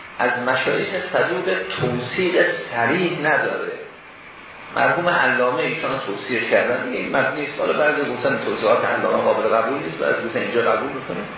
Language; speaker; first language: Persian; native; Persian